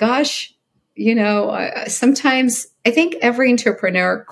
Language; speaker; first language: English; early bilingual, other home language; Ukrainian